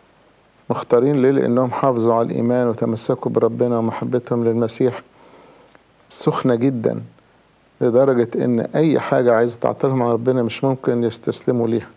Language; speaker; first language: Arabic; native; Arabic